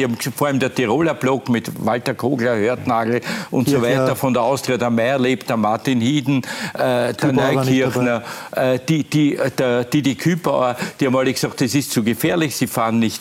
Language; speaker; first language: German; native; German